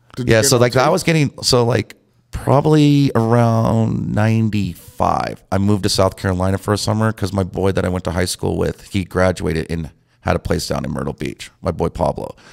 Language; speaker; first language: English; native; English